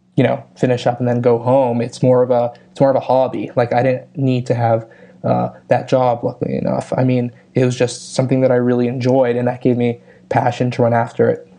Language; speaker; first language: English; native; English